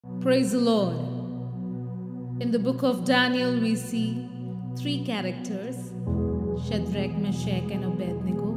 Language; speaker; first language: English; non-native, local second language; Hindi